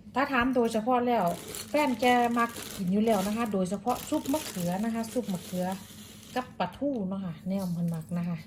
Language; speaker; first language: Thai; native; Thai